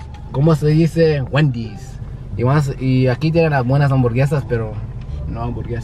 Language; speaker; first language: Spanish; early bilingual, heritage; Spanish